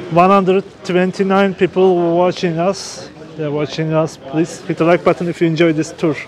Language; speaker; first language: English; non-native, fluent; Turkish